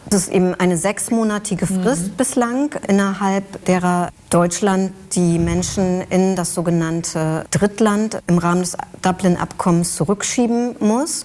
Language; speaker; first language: German; native; German